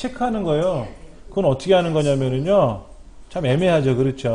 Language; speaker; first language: Korean; native; Korean